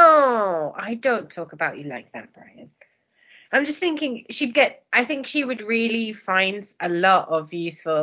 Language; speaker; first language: English; non-native, local second language; Welsh